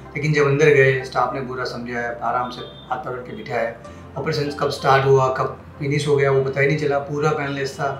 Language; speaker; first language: Hindi; non-native, local second language; Gujarati